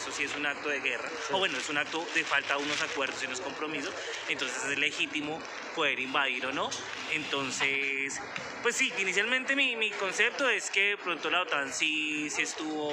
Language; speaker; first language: Spanish; native; Spanish